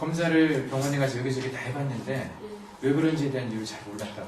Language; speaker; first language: Korean; native; Korean